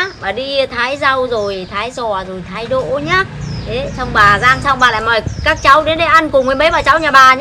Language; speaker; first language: Vietnamese; native; Vietnamese